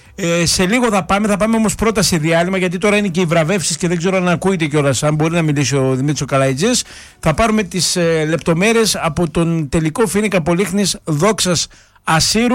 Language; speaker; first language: Greek; native; Greek